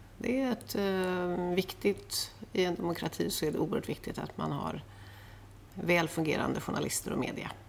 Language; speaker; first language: Swedish; native; Swedish